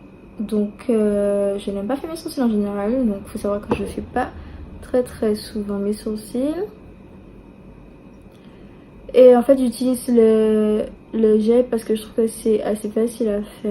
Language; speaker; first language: French; native; French